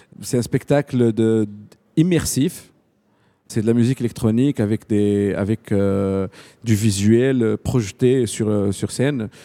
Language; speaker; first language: French; non-native, local second language; Arabic